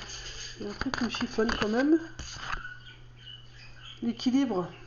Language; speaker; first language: French; native; French